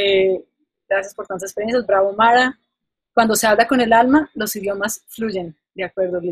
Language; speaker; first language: Spanish; native; Spanish